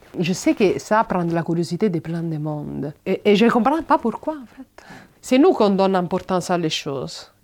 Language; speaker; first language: French; non-native, fluent; Italian